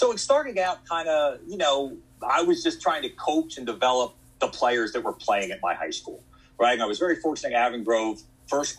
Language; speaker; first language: English; native; English